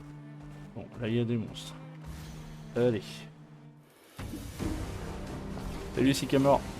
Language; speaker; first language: French; native; French